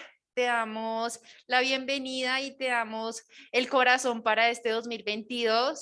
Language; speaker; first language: Spanish; native; Spanish